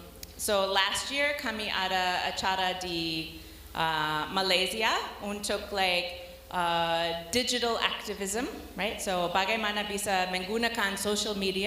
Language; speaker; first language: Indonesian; non-native, learner; English